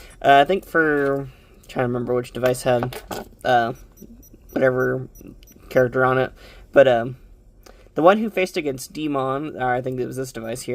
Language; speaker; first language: English; native; English